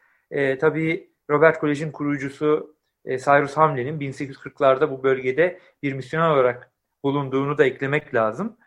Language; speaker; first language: Turkish; native; Turkish